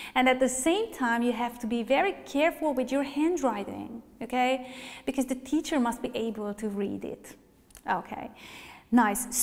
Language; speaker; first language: English; non-native, fluent; Hungarian